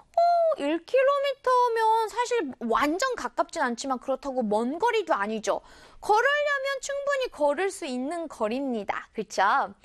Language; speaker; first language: Korean; native; Korean